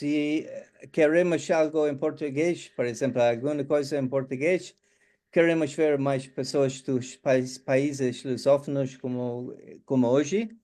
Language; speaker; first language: Portuguese; non-native, fluent; English